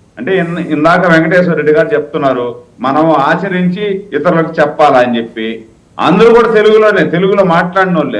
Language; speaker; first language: Telugu; native; Telugu